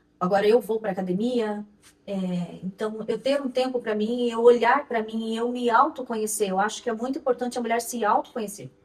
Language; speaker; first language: Portuguese; native; Portuguese